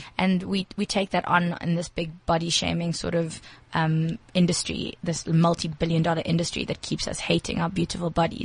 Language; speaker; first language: English; native; English